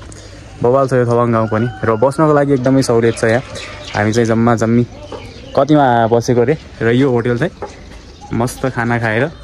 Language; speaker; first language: Nepali; native; Nepali